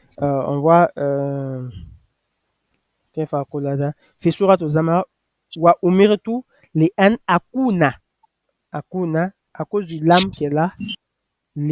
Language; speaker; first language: Arabic; non-native, fluent; French